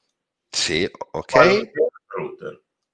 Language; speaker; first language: Spanish; non-native, learner; Italian